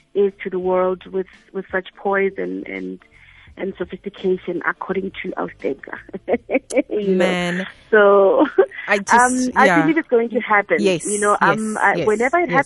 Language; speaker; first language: English; non-native, local second language; Tswana